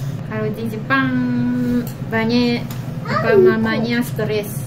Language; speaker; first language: Indonesian; non-native, learner; Japanese